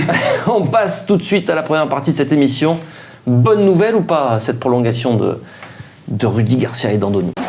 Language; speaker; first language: French; native; French